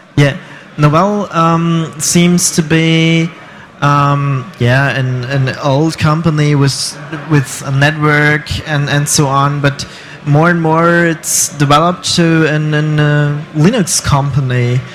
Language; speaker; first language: English; non-native, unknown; German